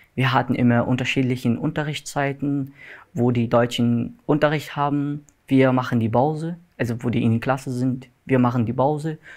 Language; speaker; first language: German; non-native, learner; Arabic